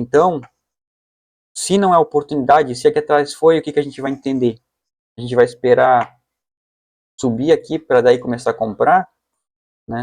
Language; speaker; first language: Portuguese; native; Portuguese